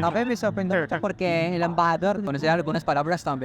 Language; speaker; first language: Spanish; non-native, fluent; Filipino